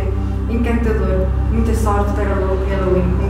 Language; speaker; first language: Portuguese; native; Portuguese